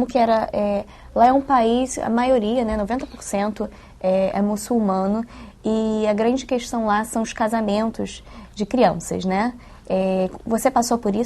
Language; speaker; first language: Portuguese; native; Portuguese